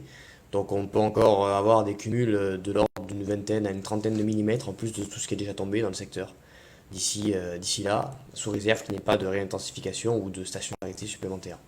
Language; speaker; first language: French; native; French